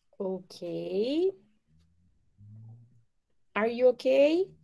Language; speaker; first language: English; non-native, fluent; Portuguese